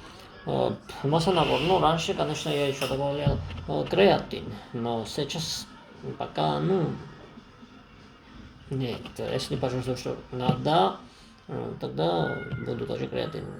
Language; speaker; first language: Russian; non-native, fluent; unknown